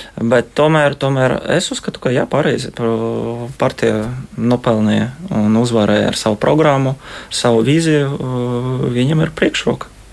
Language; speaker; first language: Latvian; non-native, local second language; Russian